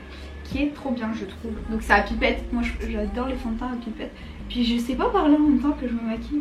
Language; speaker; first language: French; native; French